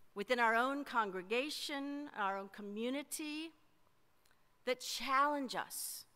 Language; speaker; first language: English; native; English